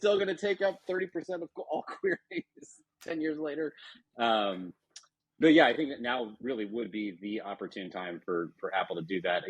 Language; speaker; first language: English; native; English